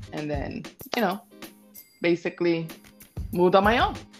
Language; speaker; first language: English; early bilingual, other home language; Spanish